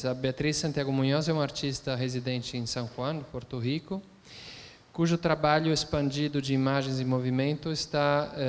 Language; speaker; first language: Portuguese; non-native, fluent; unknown